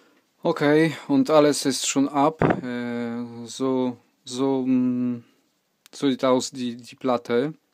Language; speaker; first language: German; non-native, learner; Polish